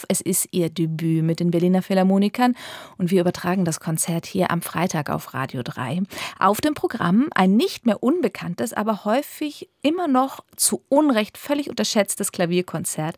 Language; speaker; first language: German; native; German